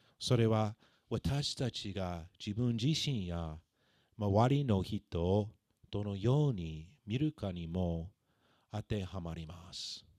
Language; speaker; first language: Japanese; non-native, fluent; English